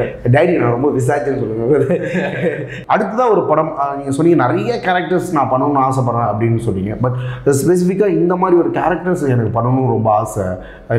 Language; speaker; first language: Tamil; native; Tamil